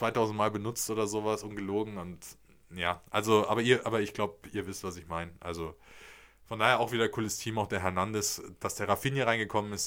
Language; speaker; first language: German; native; German